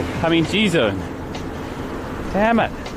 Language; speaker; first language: English; native; English